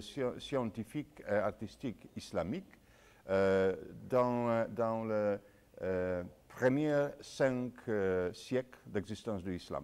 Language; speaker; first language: French; non-native, fluent; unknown